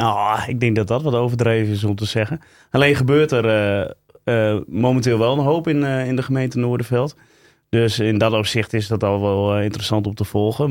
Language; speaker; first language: Dutch; native; Dutch